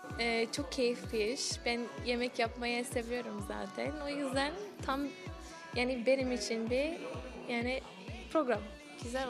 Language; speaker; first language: Turkish; non-native, learner; English